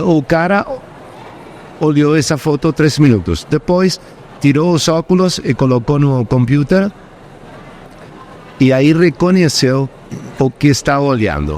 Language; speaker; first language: Portuguese; non-native, fluent; Spanish